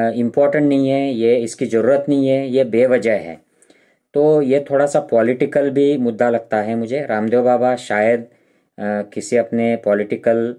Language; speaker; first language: Hindi; non-native, local second language; Marathi